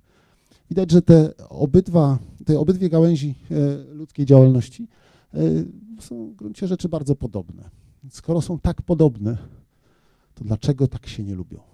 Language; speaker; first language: Polish; native; Polish